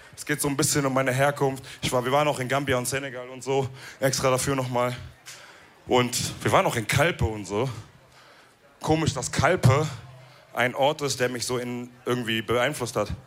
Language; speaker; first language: German; early bilingual, other home language; Wolof